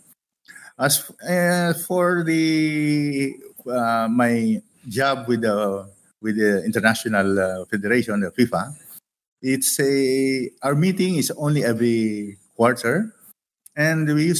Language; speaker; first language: English; non-native, local second language; Hiligaynon